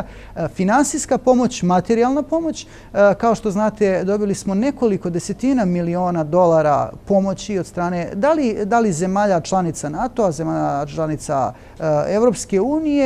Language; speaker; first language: Bosnian; native; Bosnian